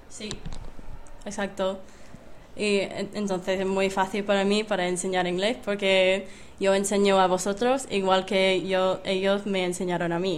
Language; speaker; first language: Spanish; non-native, fluent; English